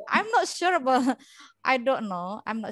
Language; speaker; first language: English; non-native, learner; Indonesian